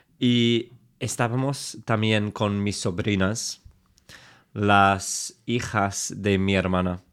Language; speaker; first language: Spanish; non-native, fluent; English